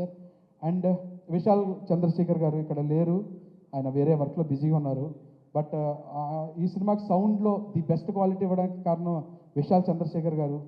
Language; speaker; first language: Telugu; native; Telugu